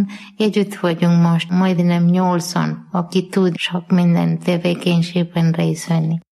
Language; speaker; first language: Hungarian; non-native, fluent; Malayalam